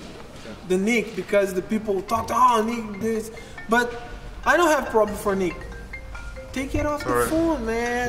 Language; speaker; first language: English; non-native, learner; Portuguese